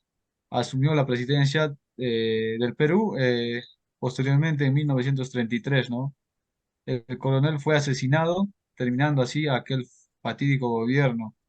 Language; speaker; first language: Spanish; native; Spanish